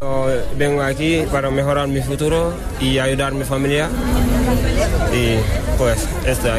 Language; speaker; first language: Spanish; non-native, learner; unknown